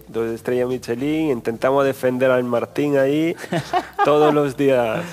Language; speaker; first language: Spanish; non-native, fluent; Italian